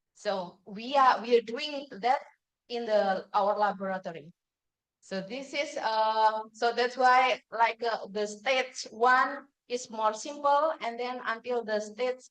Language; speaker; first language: English; non-native, fluent; Indonesian